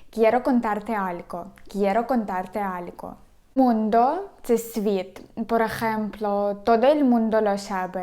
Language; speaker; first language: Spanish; non-native, fluent; Ukrainian